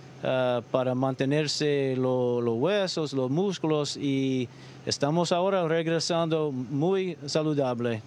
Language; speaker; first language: Spanish; early bilingual, other home language; English